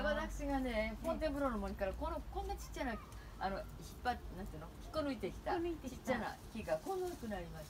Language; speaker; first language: Japanese; native; Japanese